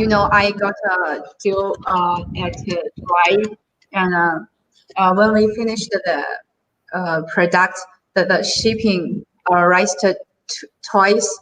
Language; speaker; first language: English; non-native, learner; Chinese